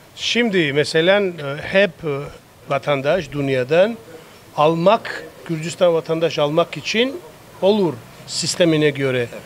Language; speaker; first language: Turkish; non-native, learner; Georgian